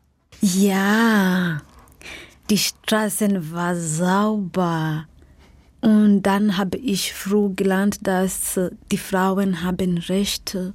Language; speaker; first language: German; non-native, fluent; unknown